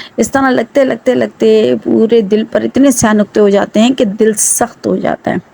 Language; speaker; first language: Urdu; non-native, local second language; Sindhi